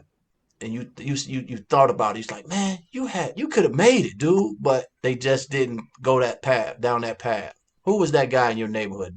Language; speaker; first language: English; native; English